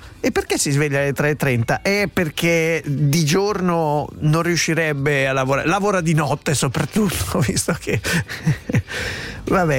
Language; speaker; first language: Italian; native; Italian